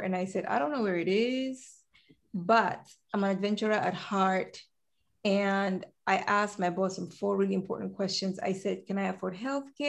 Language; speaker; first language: English; native; English